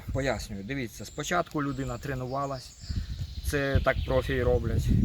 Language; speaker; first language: Ukrainian; non-native, local second language; Russian